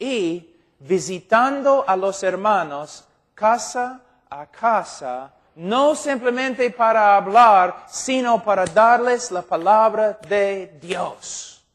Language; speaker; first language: Spanish; non-native, fluent; English